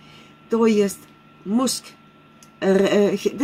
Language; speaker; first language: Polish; non-native, learner; Dutch